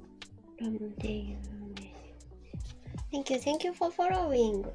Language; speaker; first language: English; non-native, learner; Japanese